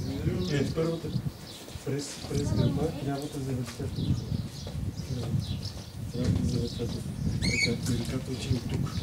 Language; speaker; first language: Bulgarian; non-native, learner; Russian